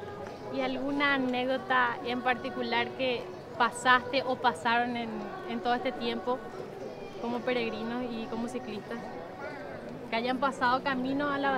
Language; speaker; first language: Spanish; native; Spanish